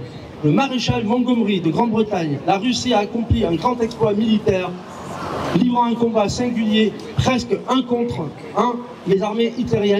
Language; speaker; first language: French; native; French